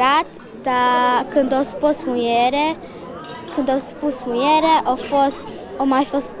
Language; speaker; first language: Romanian; non-native, local second language; Hungarian